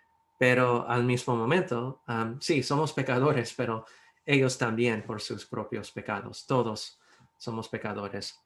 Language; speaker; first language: Spanish; non-native, fluent; English